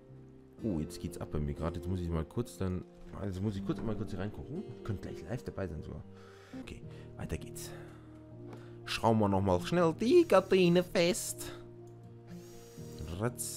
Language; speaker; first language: German; native; German